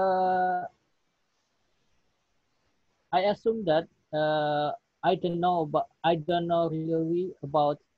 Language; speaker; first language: English; non-native, learner; Indonesian